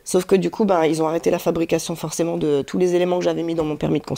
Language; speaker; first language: French; native; French